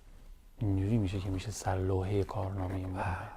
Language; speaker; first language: Persian; native; Persian